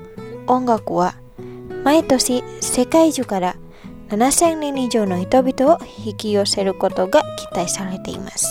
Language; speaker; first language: Japanese; non-native, fluent; Indonesian